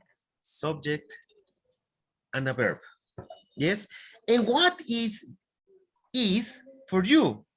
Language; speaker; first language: English; non-native, fluent; Spanish